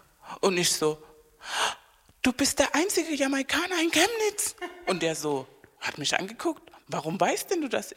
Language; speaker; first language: German; non-native, fluent; Spanish